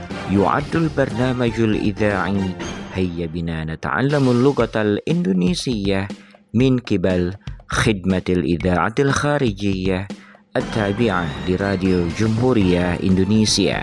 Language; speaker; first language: Arabic; non-native, fluent; Indonesian